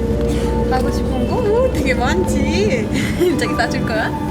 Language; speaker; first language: Korean; non-native, learner; Spanish